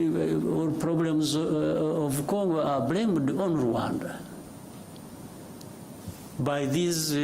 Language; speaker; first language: English; non-native, local second language; Kinyarwanda